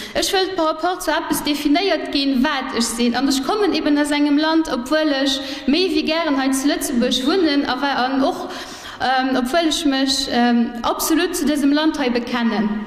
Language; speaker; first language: Luxembourgish; early bilingual, other home language; Portuguese